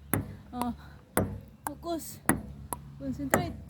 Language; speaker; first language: English; non-native, local second language; Filipino